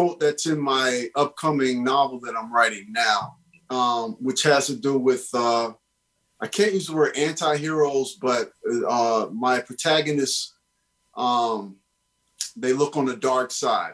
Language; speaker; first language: English; native; English